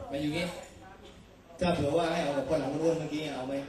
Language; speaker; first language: Thai; native; Thai